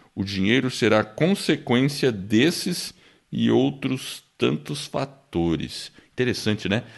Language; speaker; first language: Portuguese; early bilingual, other home language; English